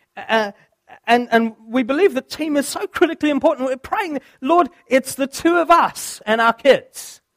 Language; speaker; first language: English; native; English